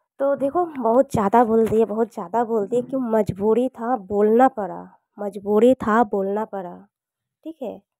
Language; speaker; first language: Hindi; non-native, local second language; Bangla